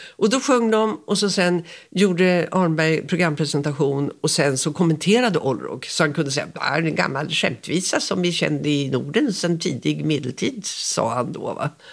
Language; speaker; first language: Swedish; native; Swedish